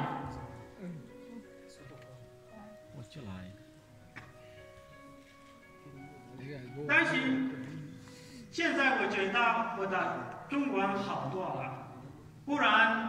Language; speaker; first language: Chinese; non-native, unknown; Arabic